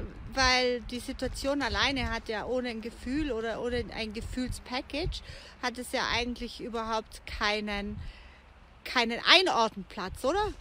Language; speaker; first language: German; native; German